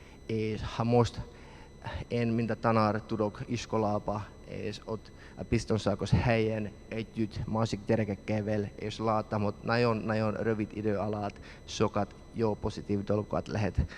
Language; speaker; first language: Hungarian; non-native, learner; Finnish